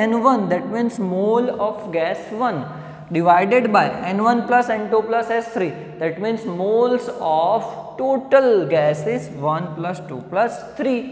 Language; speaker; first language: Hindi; non-native, local second language; Gujarati